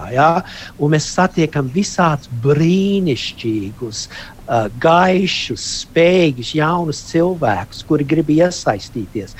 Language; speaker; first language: Latvian; early bilingual, heritage; Latvian